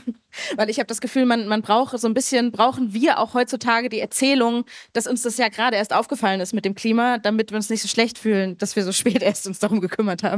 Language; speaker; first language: German; native; German